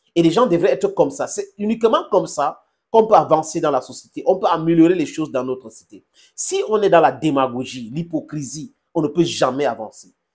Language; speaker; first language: French; non-native, local second language; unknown